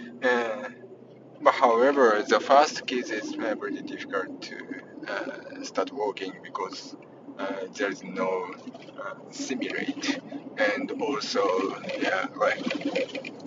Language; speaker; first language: English; non-native, learner; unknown